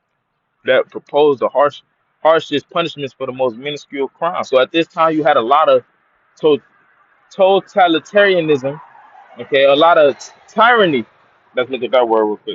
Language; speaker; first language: English; native; English